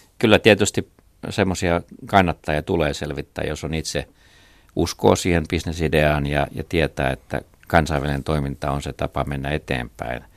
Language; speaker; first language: Finnish; native; Finnish